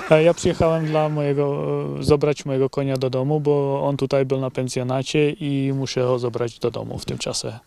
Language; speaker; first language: Polish; non-native, learner; Czech